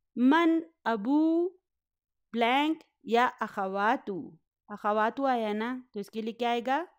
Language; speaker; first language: Urdu; native; Urdu